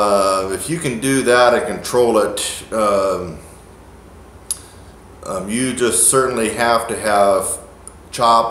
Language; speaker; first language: English; native; English